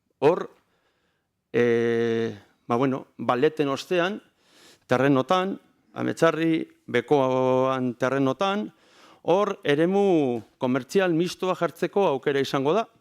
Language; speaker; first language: Basque; native; Basque